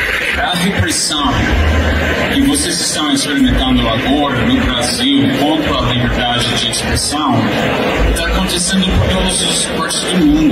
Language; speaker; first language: Portuguese; non-native, fluent; English